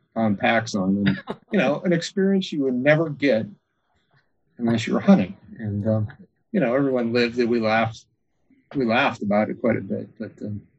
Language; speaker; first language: English; native; English